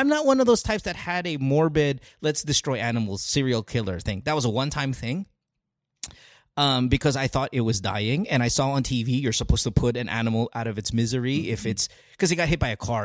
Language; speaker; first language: English; non-native, local second language; Filipino